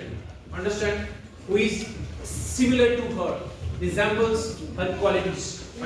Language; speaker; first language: English; non-native, local second language; Hindi